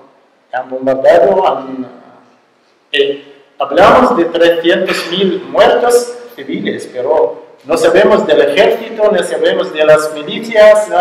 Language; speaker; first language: Spanish; non-native, learner; Arabic